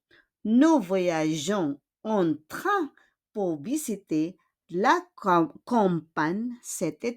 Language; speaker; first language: French; non-native, fluent; Filipino